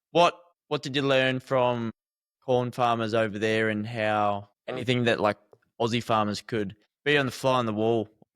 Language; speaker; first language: English; native; English